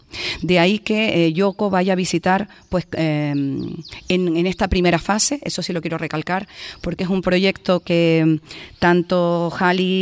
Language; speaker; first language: Spanish; native; Spanish